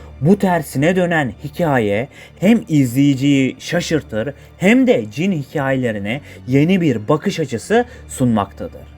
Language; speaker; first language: Turkish; native; Turkish